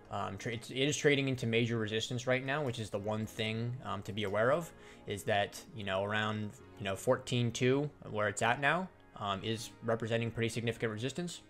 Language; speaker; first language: English; native; English